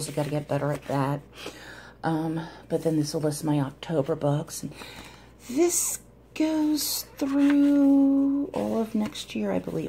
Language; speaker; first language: English; native; English